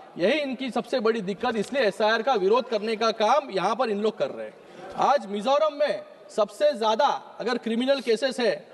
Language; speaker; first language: Hindi; non-native, local second language; Marathi